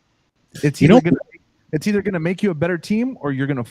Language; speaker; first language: English; native; English